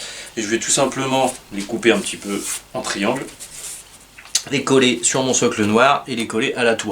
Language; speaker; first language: French; native; French